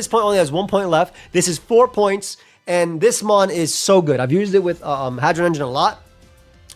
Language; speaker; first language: English; native; English